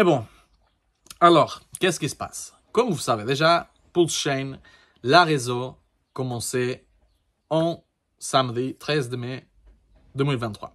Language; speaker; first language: French; non-native, learner; Portuguese